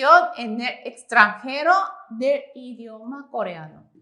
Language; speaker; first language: Spanish; non-native, fluent; Korean